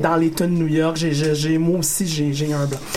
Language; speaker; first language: French; native; French